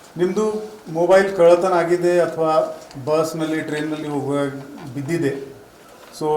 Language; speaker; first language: Kannada; non-native, fluent; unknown